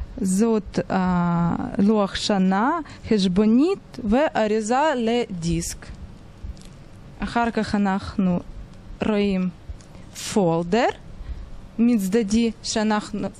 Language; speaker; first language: Hebrew; non-native, learner; Russian